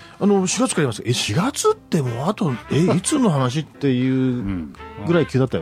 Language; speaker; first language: Japanese; native; Japanese